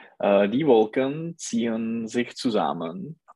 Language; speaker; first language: German; non-native, learner; Czech